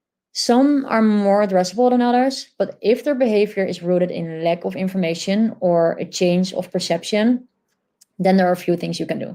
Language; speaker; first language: English; non-native, fluent; Dutch